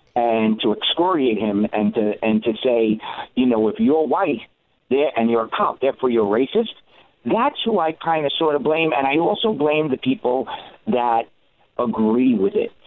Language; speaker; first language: English; native; English